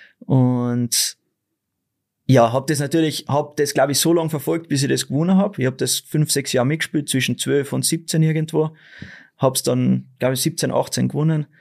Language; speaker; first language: German; early bilingual, other home language; Dutch